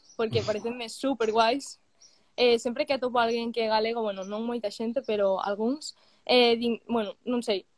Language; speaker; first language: Galician; non-native, learner; Catalan